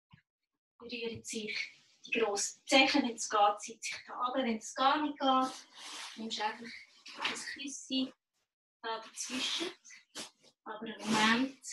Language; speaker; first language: German; native; German